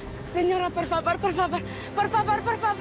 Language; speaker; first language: Spanish; non-native, learner; French